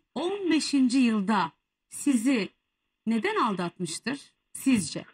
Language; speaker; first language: Turkish; native; Turkish